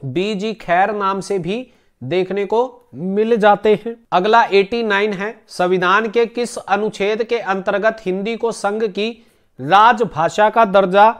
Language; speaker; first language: Hindi; native; Hindi